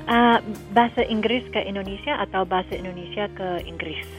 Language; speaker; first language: Indonesian; non-native, fluent; English